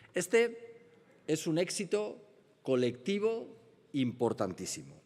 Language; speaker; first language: Spanish; native; Spanish